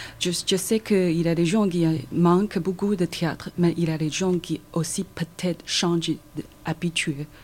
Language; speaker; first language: French; non-native, learner; Chinese